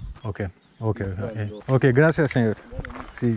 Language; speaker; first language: Spanish; non-native, learner; Turkish